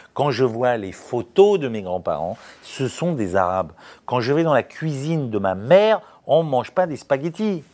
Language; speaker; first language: French; native; French